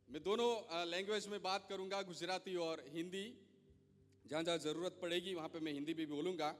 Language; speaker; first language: Hindi; non-native, local second language; Gujarati